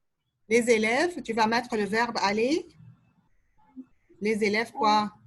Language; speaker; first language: French; non-native, fluent; Arabic